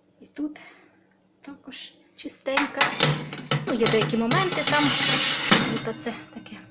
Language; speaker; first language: Ukrainian; native; Ukrainian